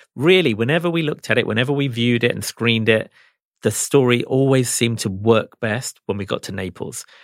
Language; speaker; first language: English; native; English